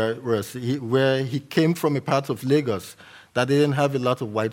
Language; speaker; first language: English; native; English